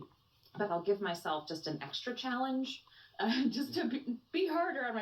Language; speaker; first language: English; native; English